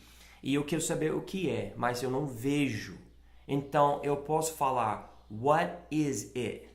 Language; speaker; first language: Portuguese; non-native, fluent; English